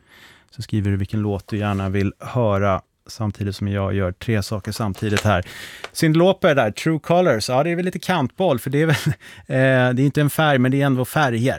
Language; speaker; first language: Swedish; native; Swedish